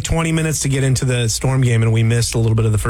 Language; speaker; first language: English; native; English